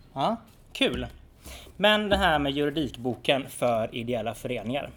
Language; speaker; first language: Swedish; native; Swedish